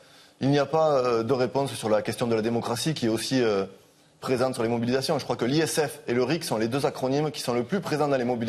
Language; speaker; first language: French; native; French